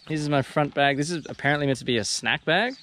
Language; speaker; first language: English; native; English